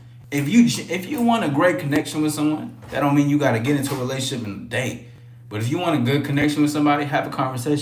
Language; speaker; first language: English; native; English